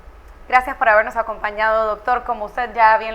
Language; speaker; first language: Spanish; native; Spanish